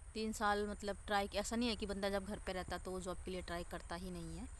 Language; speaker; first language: Hindi; native; Hindi